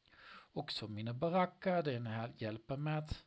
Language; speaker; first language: Swedish; non-native, learner; Dutch